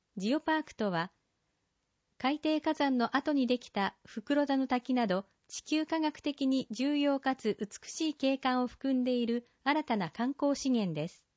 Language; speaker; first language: Japanese; native; Japanese